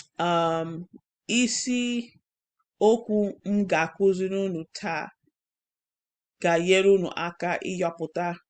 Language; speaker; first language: Igbo; non-native, learner; English